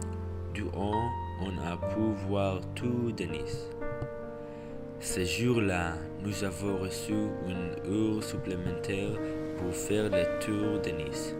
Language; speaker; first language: French; non-native, learner; English